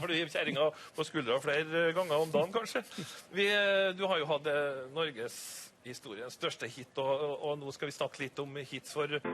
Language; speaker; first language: Norwegian; native; Norwegian